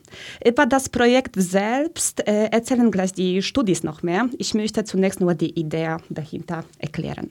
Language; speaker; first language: German; early bilingual, other home language; Polish